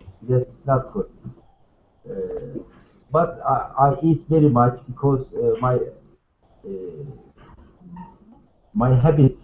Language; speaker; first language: English; non-native, learner; Turkish